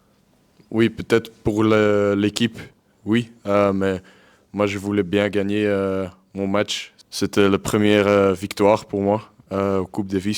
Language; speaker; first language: French; non-native, local second language; Dutch